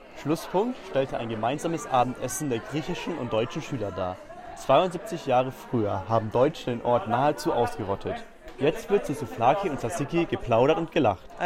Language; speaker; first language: German; native; German